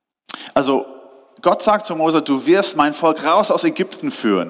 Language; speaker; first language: German; non-native, fluent; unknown